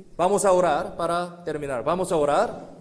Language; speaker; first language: Spanish; non-native, learner; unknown